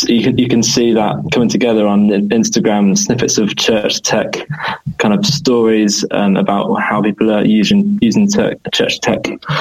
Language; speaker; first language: English; native; English